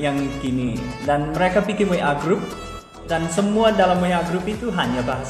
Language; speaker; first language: Indonesian; non-native, fluent; English